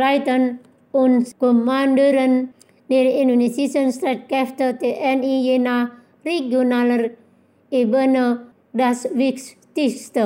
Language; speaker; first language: German; non-native, fluent; Indonesian